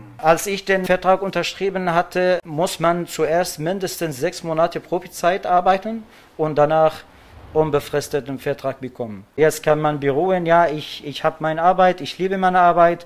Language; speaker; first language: German; non-native, learner; Arabic